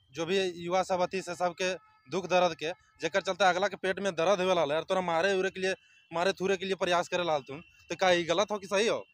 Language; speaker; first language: Hindi; non-native, local second language; Magahi